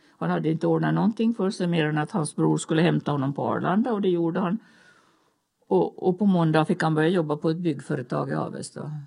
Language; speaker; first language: Swedish; native; Swedish